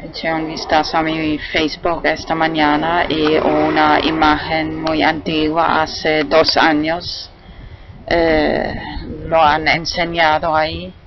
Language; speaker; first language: Spanish; non-native, fluent; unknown